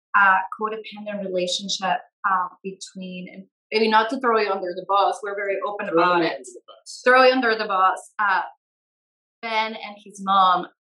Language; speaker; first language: English; non-native, fluent; Spanish